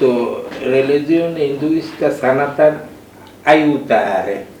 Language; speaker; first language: Italian; non-native, learner; Bangla